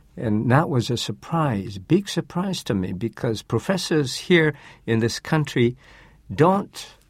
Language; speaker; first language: English; non-native, fluent; Japanese